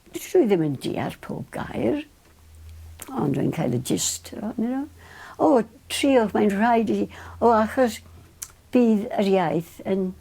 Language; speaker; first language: Welsh; non-native, local second language; English